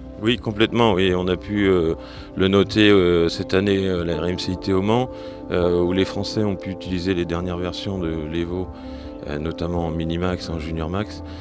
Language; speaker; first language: French; native; French